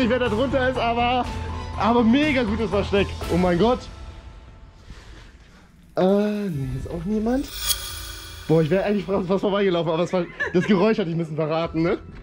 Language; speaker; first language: German; native; German